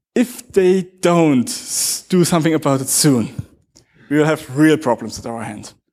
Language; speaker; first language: English; non-native, fluent; German